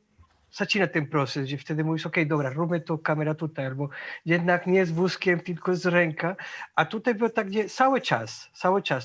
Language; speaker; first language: Polish; non-native, fluent; Spanish